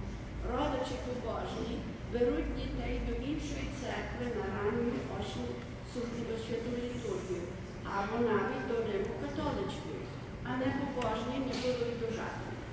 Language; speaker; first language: Ukrainian; early bilingual, heritage; Ukrainian